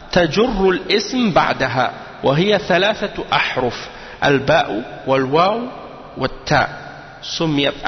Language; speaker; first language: Arabic; non-native, fluent; French